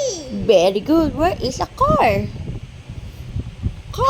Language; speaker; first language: English; non-native, local second language; Filipino